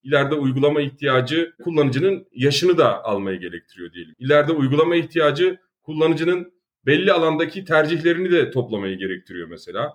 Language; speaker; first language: Turkish; native; Turkish